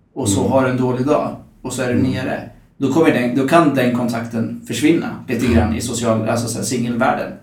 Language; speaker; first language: Swedish; native; Swedish